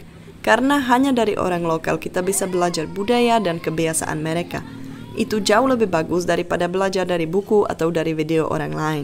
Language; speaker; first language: Indonesian; non-native, fluent; Czech